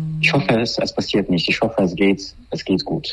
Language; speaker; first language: German; non-native, learner; Russian